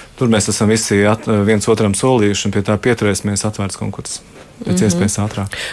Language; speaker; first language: Latvian; native; Latvian